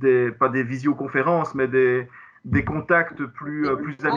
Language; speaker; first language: French; native; French